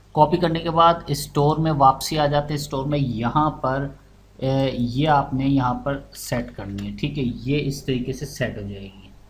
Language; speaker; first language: Urdu; non-native, local second language; Punjabi